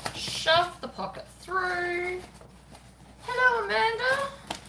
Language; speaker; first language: English; native; English